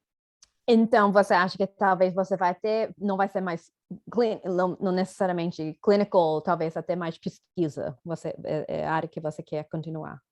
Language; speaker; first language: Portuguese; non-native, fluent; English